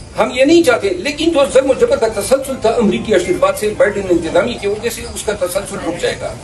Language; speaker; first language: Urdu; non-native, local second language; Pashto